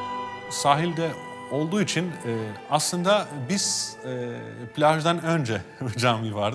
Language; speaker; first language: Turkish; non-native, fluent; Albanian